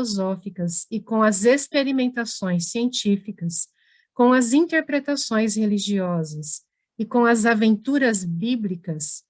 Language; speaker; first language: Portuguese; native; Portuguese